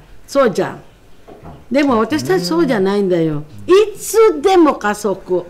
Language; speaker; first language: Japanese; non-native, fluent; Filipino